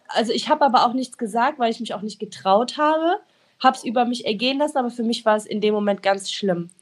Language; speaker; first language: German; native; German